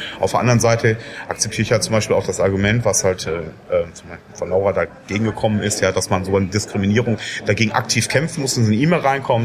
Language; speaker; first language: German; native; German